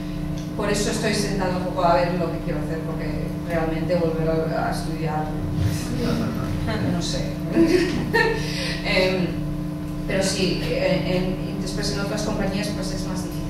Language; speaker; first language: Spanish; early bilingual, heritage; English